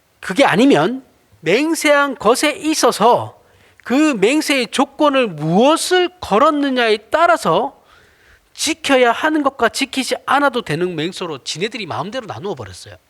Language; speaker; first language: Korean; native; Korean